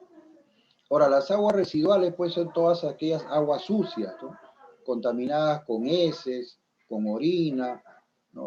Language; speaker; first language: Spanish; native; Spanish